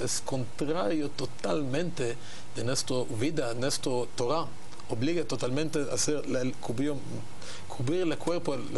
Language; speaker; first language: Spanish; non-native, learner; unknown